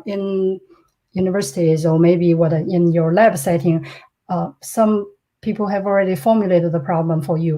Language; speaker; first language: English; non-native, fluent; Chinese